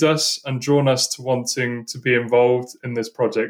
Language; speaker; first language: English; native; English